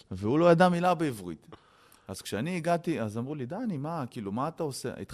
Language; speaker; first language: Hebrew; early bilingual, other home language; Russian